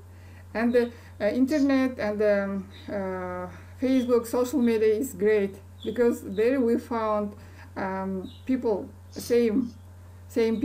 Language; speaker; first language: English; non-native, learner; Kazakh